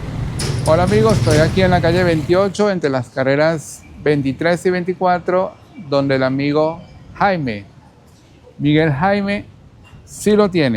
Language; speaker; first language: Spanish; native; Spanish